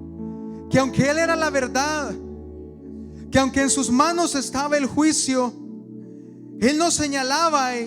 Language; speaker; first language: Spanish; native; Spanish